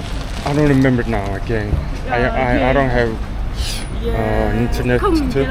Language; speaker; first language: English; non-native, learner; Mongolian